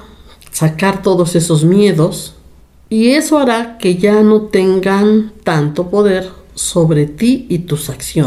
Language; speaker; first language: Spanish; native; Spanish